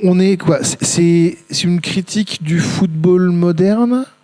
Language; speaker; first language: French; native; French